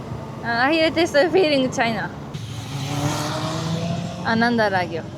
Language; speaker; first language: Nepali; non-native, learner; Japanese